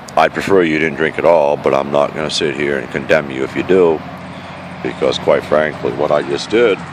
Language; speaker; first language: English; native; English